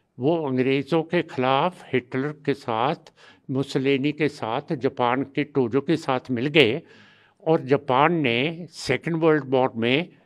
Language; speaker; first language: Hindi; non-native, local second language; Punjabi